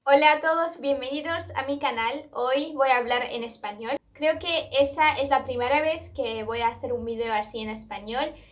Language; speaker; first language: Spanish; non-native, fluent; Turkish